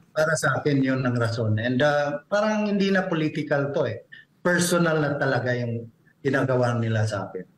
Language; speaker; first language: Filipino; non-native, local second language; Cebuano